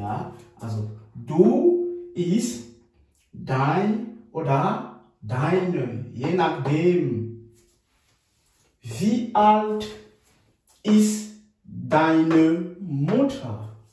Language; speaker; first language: German; non-native, fluent; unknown